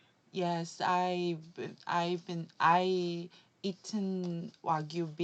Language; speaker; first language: English; non-native, learner; Korean